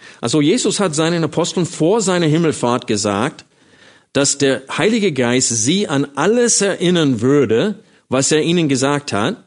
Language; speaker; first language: German; non-native, fluent; English